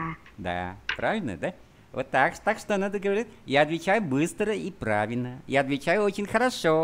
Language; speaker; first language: Russian; non-native, fluent; Vietnamese